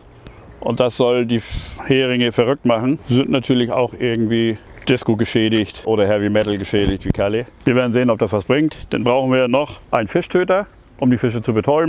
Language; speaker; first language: German; native; German